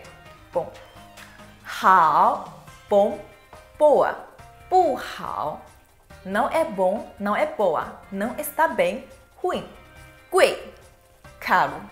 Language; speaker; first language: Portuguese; non-native, fluent; Chinese